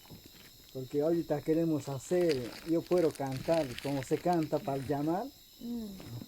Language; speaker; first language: Spanish; non-native, local second language; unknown